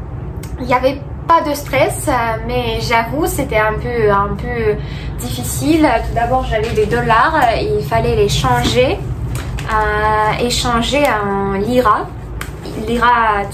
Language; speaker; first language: French; non-native, fluent; Russian